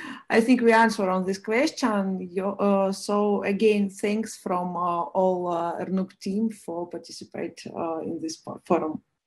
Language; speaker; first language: English; non-native, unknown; Russian